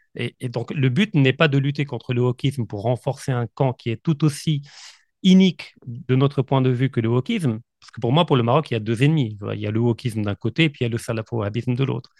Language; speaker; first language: French; non-native, local second language; Arabic